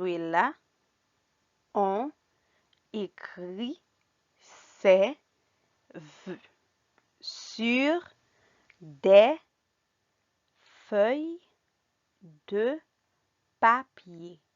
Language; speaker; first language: French; non-native, fluent; Spanish